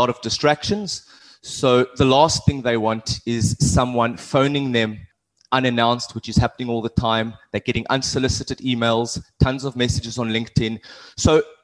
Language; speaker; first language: English; native; English